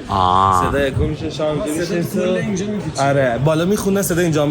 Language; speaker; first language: Persian; native; Persian